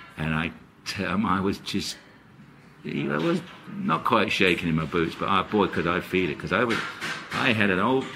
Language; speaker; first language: English; native; English